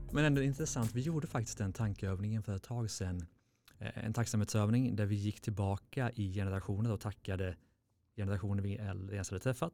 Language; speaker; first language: Swedish; native; Swedish